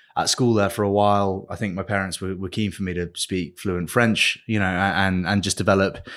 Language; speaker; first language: English; early bilingual, other home language; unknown